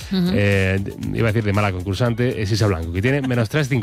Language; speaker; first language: Spanish; native; Spanish